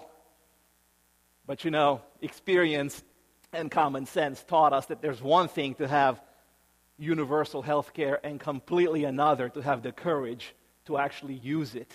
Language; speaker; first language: English; early bilingual, other home language; Romanian